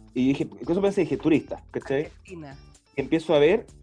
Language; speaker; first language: Spanish; native; Spanish